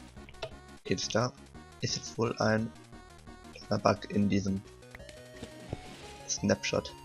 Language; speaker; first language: German; native; German